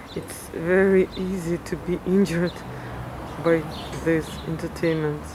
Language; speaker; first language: English; non-native, fluent; Russian